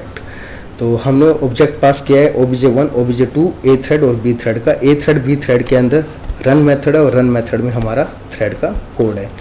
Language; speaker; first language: Hindi; native; Hindi